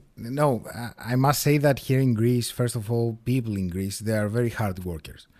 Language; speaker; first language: English; non-native, fluent; Greek